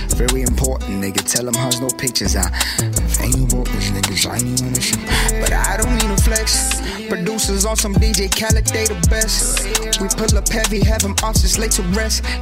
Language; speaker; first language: English; non-native, local second language; Swati